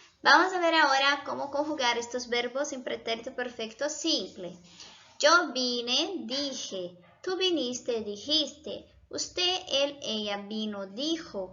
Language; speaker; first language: Spanish; non-native, fluent; Portuguese